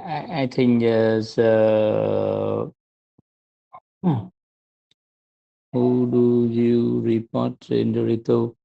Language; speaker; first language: English; non-native, learner; Vietnamese